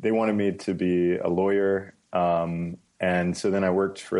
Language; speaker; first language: English; native; English